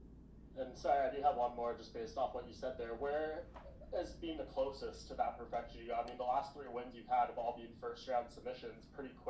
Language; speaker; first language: English; native; English